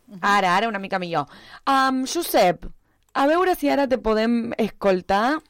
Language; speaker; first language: Catalan; early bilingual, heritage; Spanish